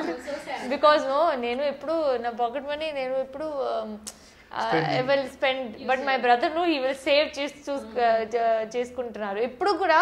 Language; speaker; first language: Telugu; non-native, learner; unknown